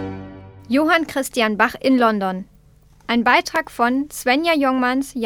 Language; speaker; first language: German; native; German